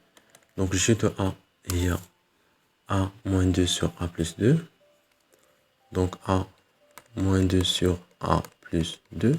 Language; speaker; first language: French; non-native, local second language; Arabic